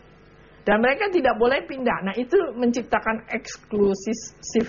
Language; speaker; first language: Indonesian; native; Indonesian